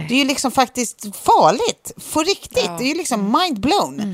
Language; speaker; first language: Swedish; native; Swedish